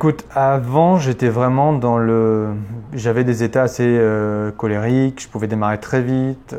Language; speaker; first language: French; native; French